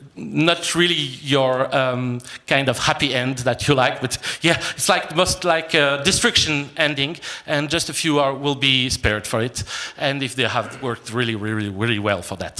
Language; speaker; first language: English; non-native, fluent; French